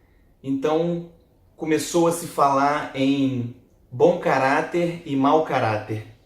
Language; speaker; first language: Portuguese; native; Portuguese